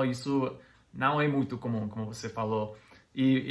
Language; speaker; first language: Portuguese; non-native, fluent; English